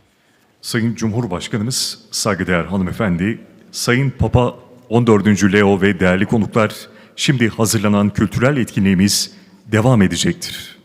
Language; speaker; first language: Turkish; native; Turkish